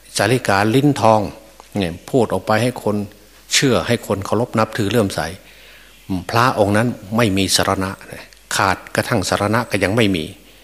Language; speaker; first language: Thai; native; Thai